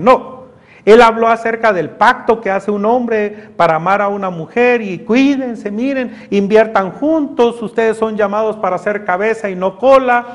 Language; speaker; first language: Spanish; native; Spanish